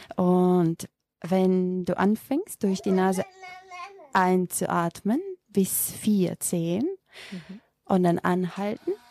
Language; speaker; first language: German; non-native, fluent; Macedonian